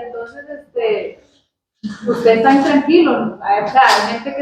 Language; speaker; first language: Spanish; native; Spanish